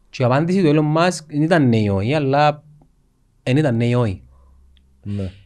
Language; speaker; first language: Greek; native; Greek